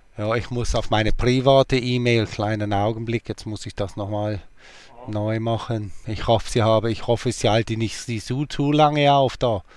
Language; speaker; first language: German; native; German